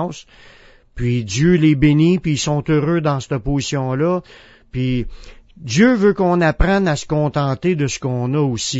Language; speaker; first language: French; native; French